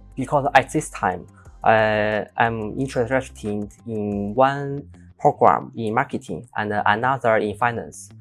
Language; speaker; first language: English; non-native, learner; Chinese